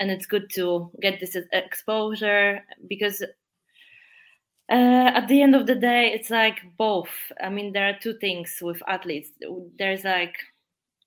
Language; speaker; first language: English; non-native, fluent; Polish